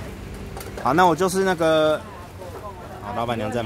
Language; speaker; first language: Chinese; native; Chinese